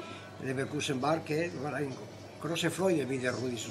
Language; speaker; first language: German; non-native, fluent; Spanish